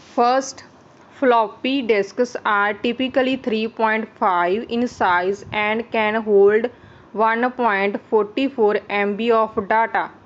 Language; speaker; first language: English; non-native, local second language; Punjabi